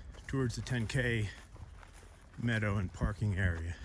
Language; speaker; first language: English; native; English